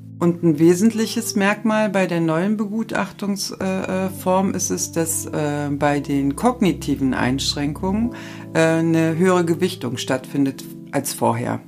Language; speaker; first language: German; native; German